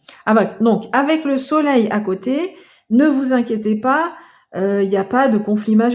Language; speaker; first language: French; native; French